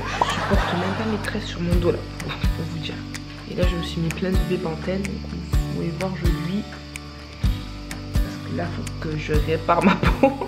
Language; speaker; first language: French; native; French